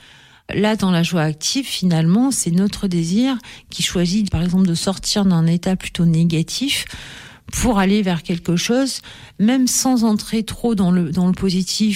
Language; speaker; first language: French; native; French